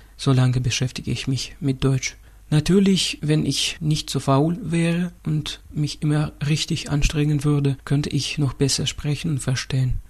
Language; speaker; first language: German; non-native, fluent; Russian